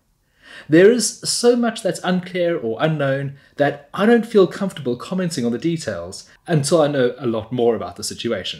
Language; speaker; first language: English; native; English